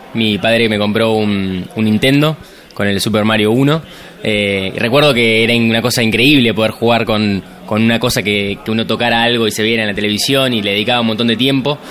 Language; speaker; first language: Spanish; native; Spanish